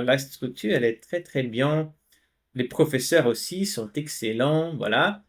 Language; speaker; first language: French; non-native, fluent; Portuguese